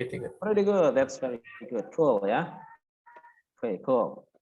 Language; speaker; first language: English; non-native, fluent; Indonesian